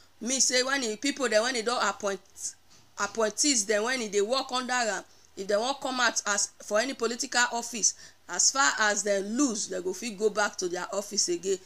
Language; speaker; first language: Nigerian Pidgin; native; Nigerian Pidgin